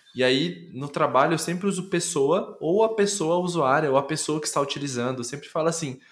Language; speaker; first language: Portuguese; native; Portuguese